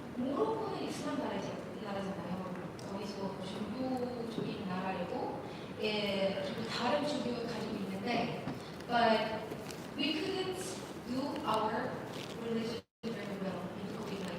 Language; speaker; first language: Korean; non-native, learner; Arabic